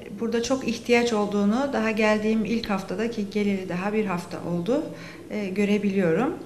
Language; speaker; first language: Turkish; native; Turkish